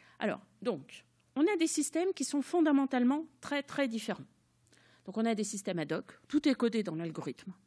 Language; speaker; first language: French; native; French